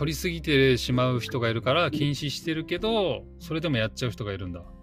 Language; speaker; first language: Japanese; native; Japanese